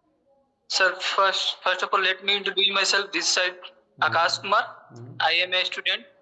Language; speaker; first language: English; non-native, learner; Hindi